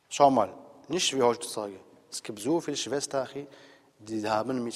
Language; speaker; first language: German; non-native, fluent; Arabic